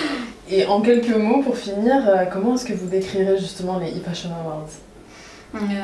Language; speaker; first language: French; native; French